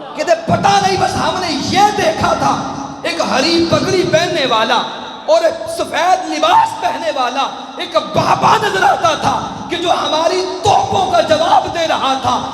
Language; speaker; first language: Urdu; non-native, local second language; Punjabi